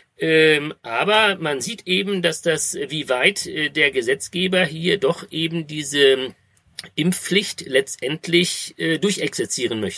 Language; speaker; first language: German; native; German